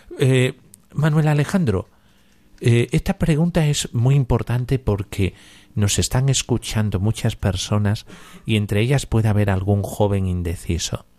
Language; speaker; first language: Spanish; native; Spanish